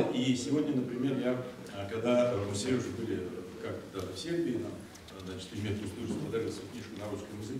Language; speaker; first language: Russian; native; Russian